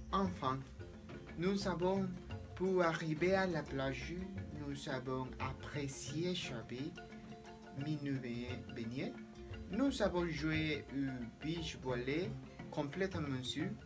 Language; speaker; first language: French; non-native, learner; Spanish